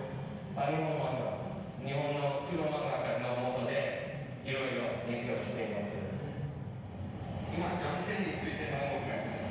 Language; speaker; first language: Japanese; non-native, learner; English